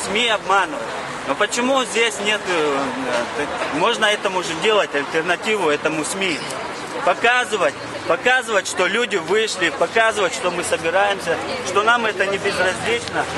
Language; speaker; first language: Russian; non-native, local second language; Chechen